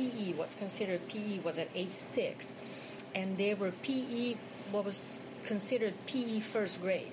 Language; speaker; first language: English; non-native, fluent; Hungarian